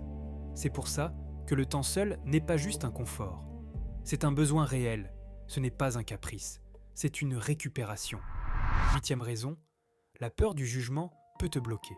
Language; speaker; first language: French; native; French